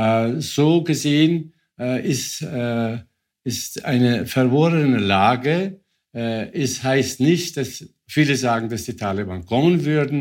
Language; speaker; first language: German; non-native, fluent; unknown